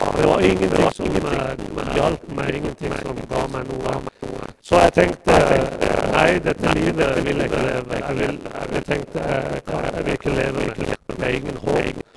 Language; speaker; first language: Norwegian; non-native, fluent; Persian